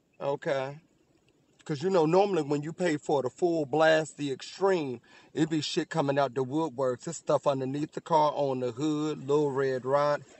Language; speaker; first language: English; native; English